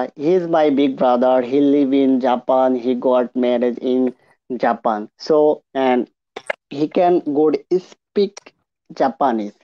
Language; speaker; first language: English; non-native, local second language; Bangla